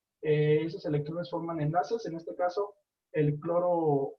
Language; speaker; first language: Spanish; native; Spanish